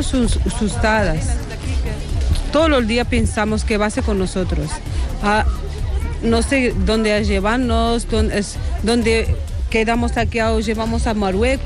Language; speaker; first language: Spanish; non-native, learner; Arabic